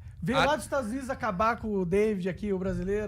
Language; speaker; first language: Portuguese; native; Portuguese